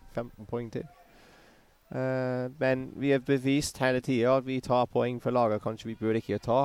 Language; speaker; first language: Norwegian; non-native, fluent; English